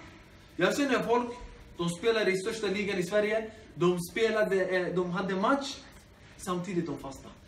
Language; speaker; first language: Swedish; early bilingual, other home language; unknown